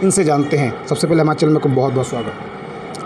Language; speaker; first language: Hindi; native; Hindi